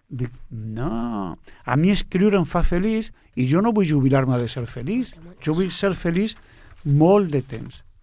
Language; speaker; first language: Catalan; non-native, fluent; Portuguese